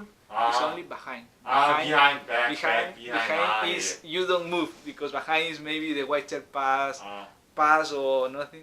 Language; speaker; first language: English; non-native, learner; Spanish